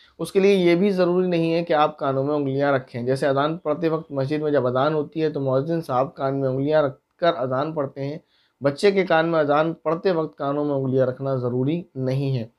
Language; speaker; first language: Urdu; native; Urdu